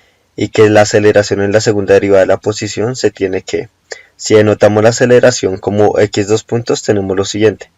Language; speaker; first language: Spanish; native; Spanish